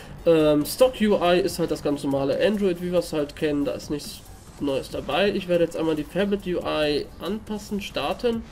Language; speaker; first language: German; native; German